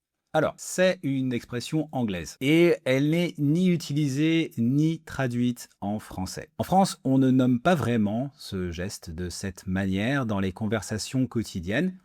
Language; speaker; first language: French; native; French